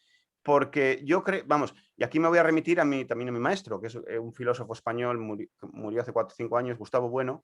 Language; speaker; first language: Spanish; native; Spanish